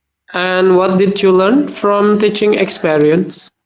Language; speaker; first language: English; non-native, learner; Indonesian